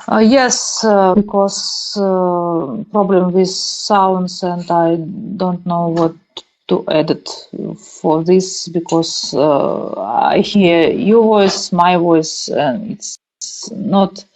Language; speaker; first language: English; non-native, learner; Russian